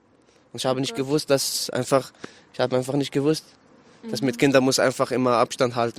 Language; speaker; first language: German; non-native, learner; Arabic